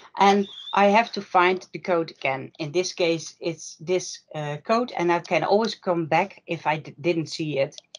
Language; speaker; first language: English; non-native, fluent; Dutch